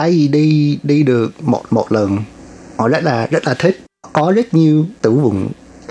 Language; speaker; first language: Vietnamese; non-native, learner; English